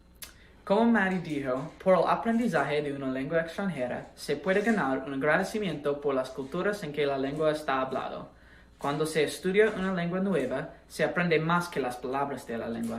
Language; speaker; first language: Spanish; non-native, fluent; English